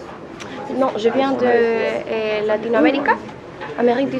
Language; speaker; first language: French; non-native, learner; Spanish